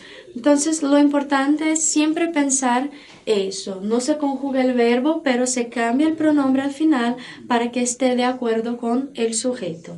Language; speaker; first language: Spanish; non-native, fluent; Portuguese